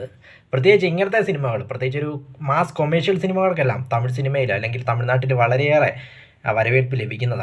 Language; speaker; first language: Malayalam; native; Malayalam